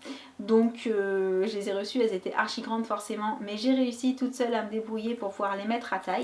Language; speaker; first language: French; native; French